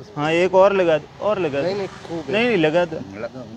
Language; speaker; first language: Hindi; native; Hindi